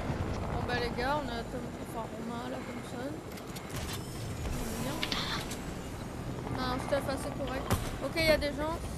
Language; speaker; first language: French; native; French